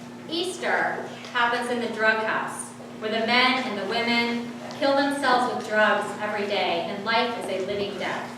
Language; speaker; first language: English; native; English